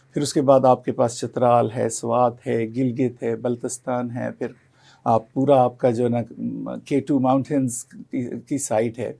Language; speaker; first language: Urdu; non-native, local second language; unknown